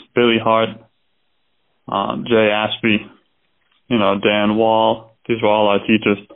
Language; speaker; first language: English; native; English